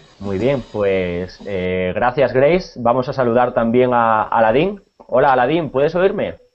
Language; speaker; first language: Spanish; native; Spanish